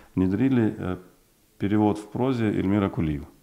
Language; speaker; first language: Russian; non-native, local second language; Uzbek